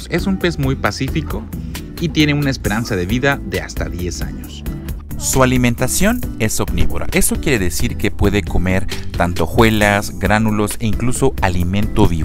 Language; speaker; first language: Spanish; native; Spanish